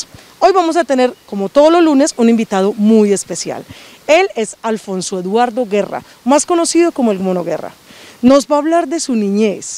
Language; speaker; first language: Spanish; native; Spanish